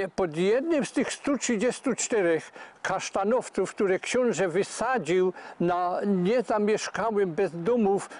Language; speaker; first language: Polish; native; Polish